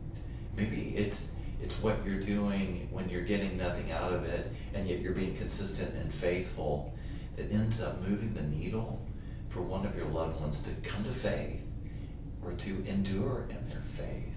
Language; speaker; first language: English; native; English